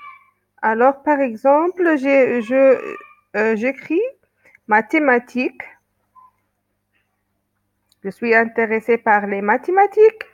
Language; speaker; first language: French; non-native, local second language; Arabic